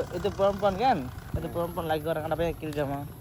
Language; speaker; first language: Indonesian; non-native, learner; Bangla